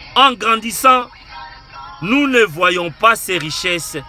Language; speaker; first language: French; non-native, local second language; Lingala